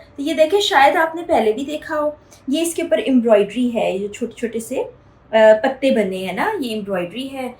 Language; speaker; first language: Urdu; native; Urdu